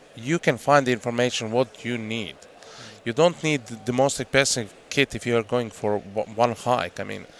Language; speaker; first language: English; non-native, fluent; Croatian